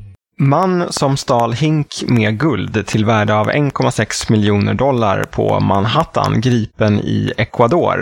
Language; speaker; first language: Swedish; native; Swedish